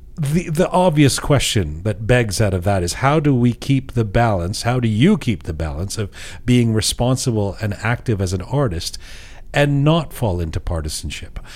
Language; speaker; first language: English; early bilingual, other home language; Persian